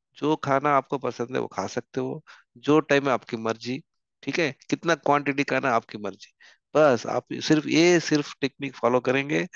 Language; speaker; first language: Hindi; non-native, local second language; Telugu